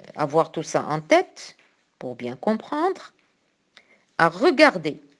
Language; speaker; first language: French; non-native, local second language; Arabic